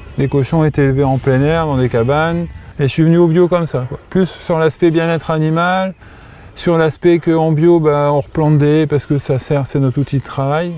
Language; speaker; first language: French; native; French